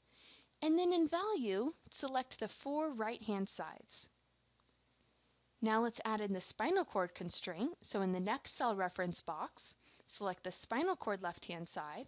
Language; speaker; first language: English; native; English